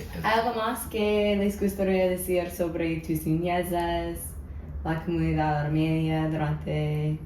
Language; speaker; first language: Spanish; non-native, learner; English